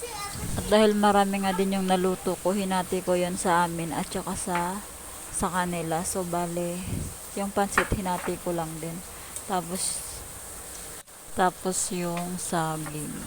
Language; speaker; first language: Filipino; non-native, local second language; Bikol